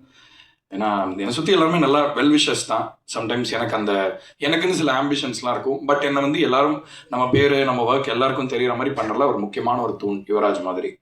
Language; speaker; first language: Tamil; native; Tamil